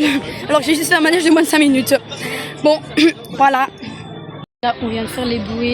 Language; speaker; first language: French; native; French